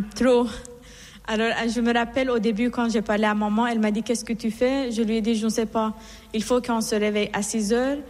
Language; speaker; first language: French; non-native, fluent; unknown